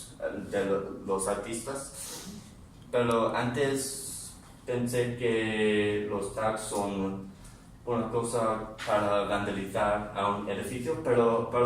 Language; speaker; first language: Spanish; non-native, learner; English